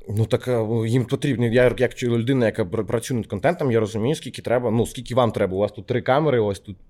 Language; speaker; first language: Ukrainian; native; Ukrainian